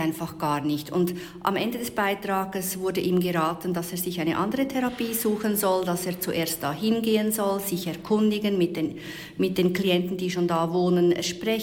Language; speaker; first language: German; native; German